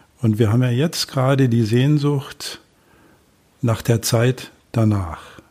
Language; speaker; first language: German; native; German